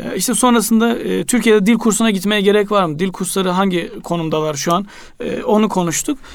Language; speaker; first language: Turkish; native; Turkish